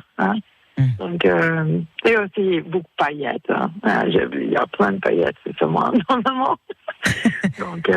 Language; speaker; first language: French; non-native, fluent; English